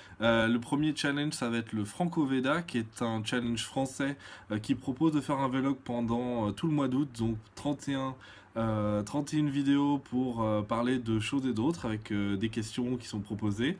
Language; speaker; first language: French; native; French